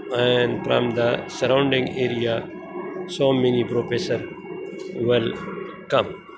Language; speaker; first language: English; non-native, local second language; Pashto